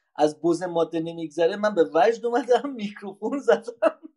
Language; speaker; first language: Persian; native; Persian